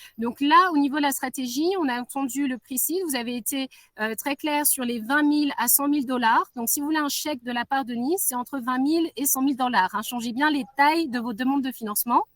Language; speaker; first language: French; non-native, local second language; Swahili